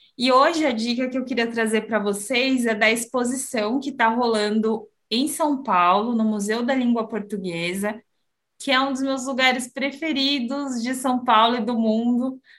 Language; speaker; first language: Portuguese; native; Portuguese